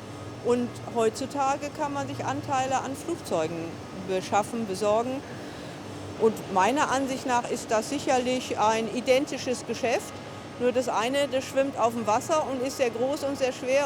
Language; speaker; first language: German; native; German